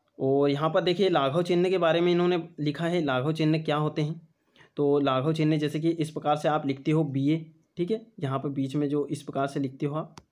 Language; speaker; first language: Hindi; native; Hindi